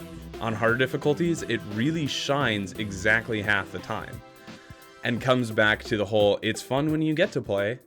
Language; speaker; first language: English; native; English